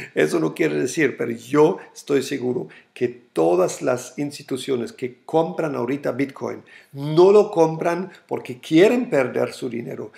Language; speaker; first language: Spanish; non-native, fluent; German